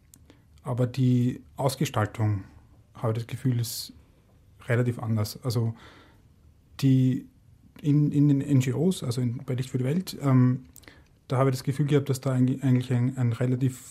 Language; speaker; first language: German; native; German